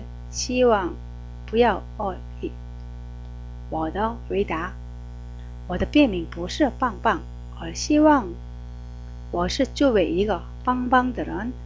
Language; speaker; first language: Chinese; non-native, fluent; Korean